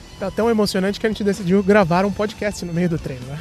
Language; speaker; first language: Portuguese; native; Portuguese